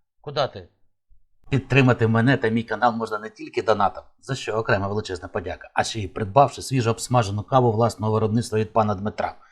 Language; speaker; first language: Ukrainian; native; Ukrainian